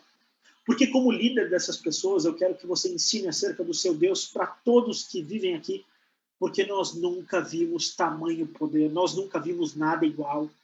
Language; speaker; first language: Portuguese; native; Portuguese